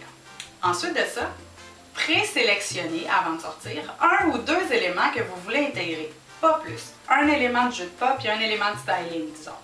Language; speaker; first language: French; native; French